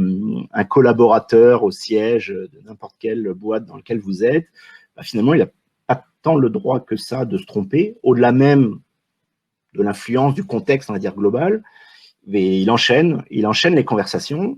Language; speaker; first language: French; native; French